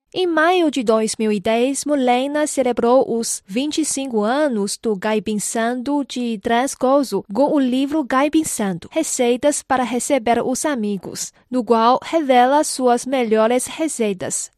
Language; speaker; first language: Portuguese; non-native, fluent; Chinese